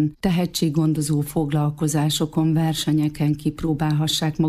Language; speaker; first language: Hungarian; native; Hungarian